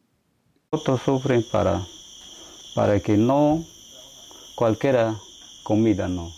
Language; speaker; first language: Spanish; non-native, local second language; Shipibo-Conibo